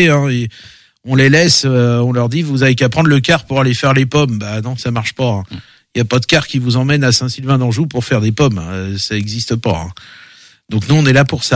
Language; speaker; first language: French; native; French